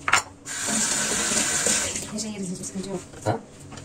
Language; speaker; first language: Turkish; non-native, learner; Arabic